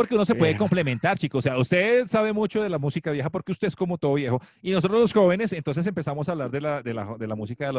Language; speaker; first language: Spanish; native; Spanish